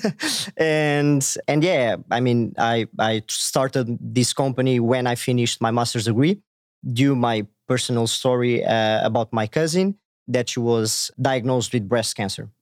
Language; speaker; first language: English; non-native, fluent; Portuguese